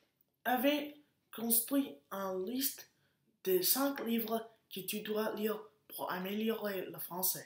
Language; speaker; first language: French; non-native, learner; Spanish